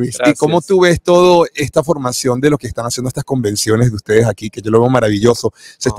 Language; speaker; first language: Spanish; native; Spanish